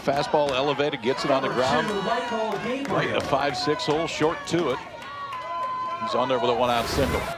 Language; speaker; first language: English; native; English